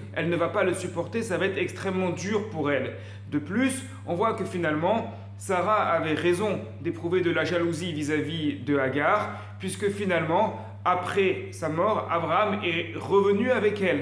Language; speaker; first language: French; native; French